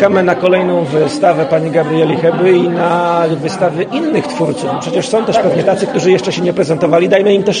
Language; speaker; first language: Polish; native; Polish